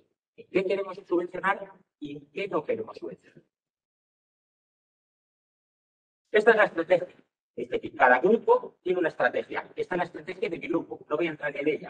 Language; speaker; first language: Spanish; native; Spanish